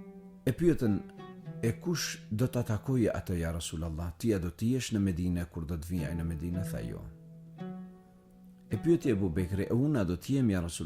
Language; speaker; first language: Albanian; native; Albanian